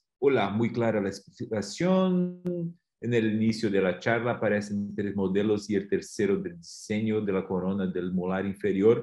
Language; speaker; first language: Spanish; non-native, fluent; Portuguese